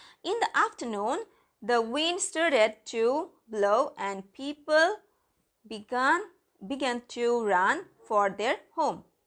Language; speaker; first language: English; non-native, local second language; Bangla